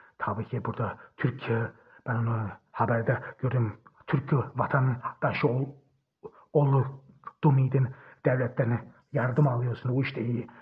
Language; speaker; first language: Turkish; early bilingual, heritage; German